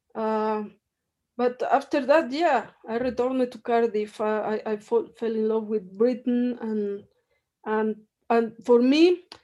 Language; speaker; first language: English; non-native, fluent; Spanish